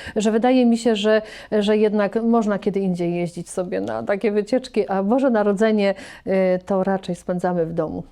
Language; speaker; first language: Polish; native; Polish